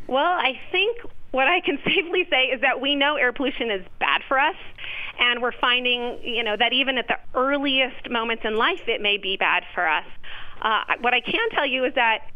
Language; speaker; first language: English; native; English